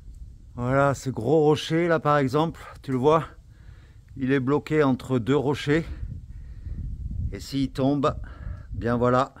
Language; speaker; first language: French; native; French